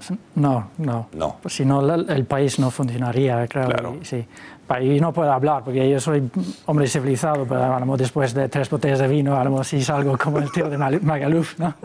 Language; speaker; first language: Spanish; non-native, fluent; English